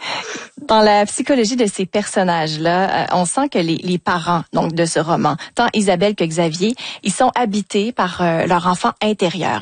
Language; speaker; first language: French; native; French